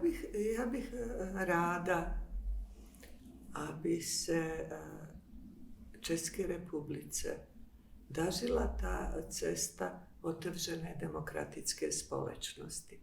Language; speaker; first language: Czech; non-native, fluent; Bosnian